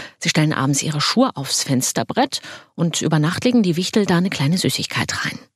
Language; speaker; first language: German; native; German